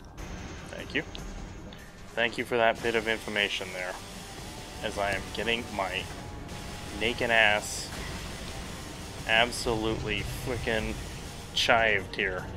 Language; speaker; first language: English; native; English